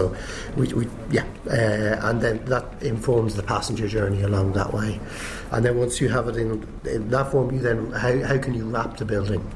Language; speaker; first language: English; native; English